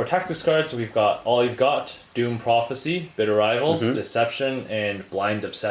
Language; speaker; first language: English; native; English